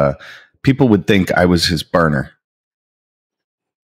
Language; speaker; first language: English; native; English